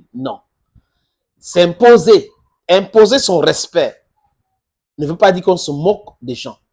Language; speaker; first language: French; non-native, local second language; English